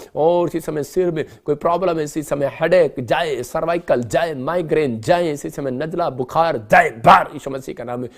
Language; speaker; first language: Hindi; non-native, local second language; Punjabi